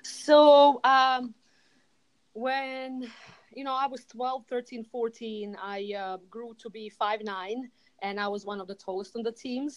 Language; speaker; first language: English; non-native, fluent; Serbian